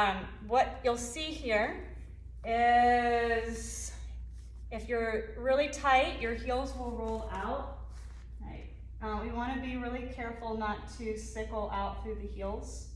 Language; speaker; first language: English; native; English